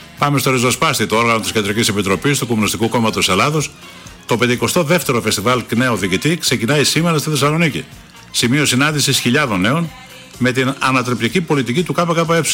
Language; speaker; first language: Greek; native; Greek